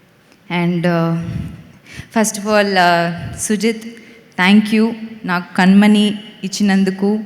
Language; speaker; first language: Telugu; non-native, learner; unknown